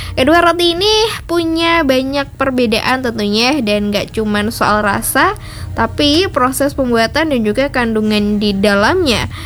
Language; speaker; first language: Indonesian; native; Indonesian